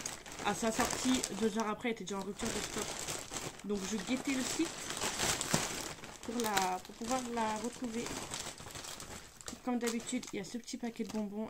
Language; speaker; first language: French; native; French